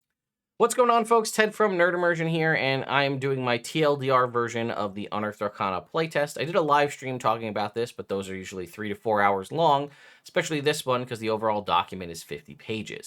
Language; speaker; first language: English; native; English